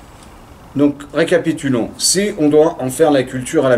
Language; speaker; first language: French; native; French